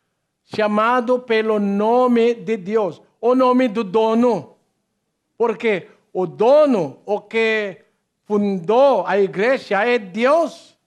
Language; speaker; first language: Portuguese; non-native, learner; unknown